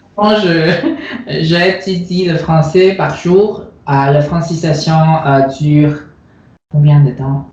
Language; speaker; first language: French; non-native, learner; Chinese